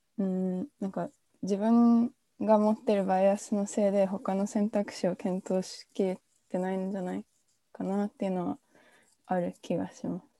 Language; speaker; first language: Japanese; native; Japanese